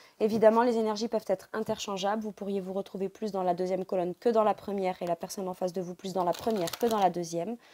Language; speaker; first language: French; native; French